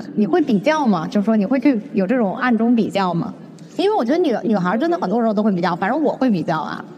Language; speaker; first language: Chinese; native; Chinese